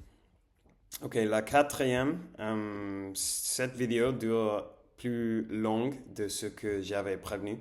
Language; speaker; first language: French; non-native, learner; English